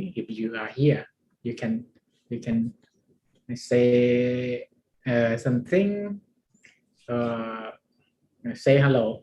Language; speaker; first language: English; non-native, learner; Thai